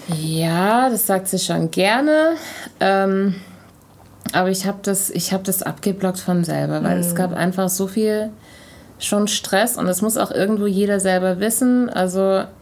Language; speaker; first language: German; native; German